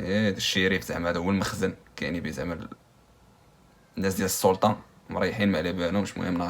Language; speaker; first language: Arabic; native; Arabic